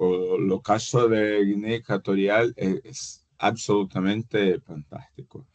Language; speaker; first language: Spanish; non-native, fluent; Portuguese